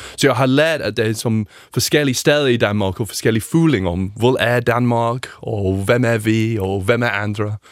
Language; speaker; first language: Danish; non-native, learner; English